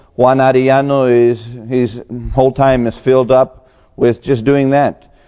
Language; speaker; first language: English; native; English